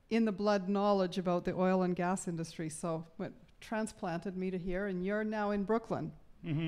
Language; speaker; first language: English; native; English